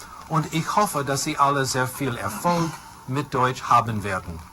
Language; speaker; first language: German; non-native, fluent; English